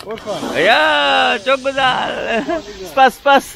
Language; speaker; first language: Turkish; non-native, learner; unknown